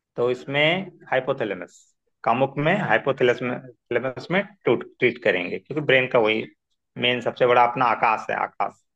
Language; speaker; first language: Hindi; non-native, local second language; Marathi